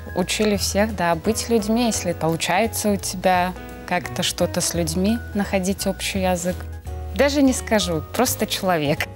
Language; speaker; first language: Russian; native; Russian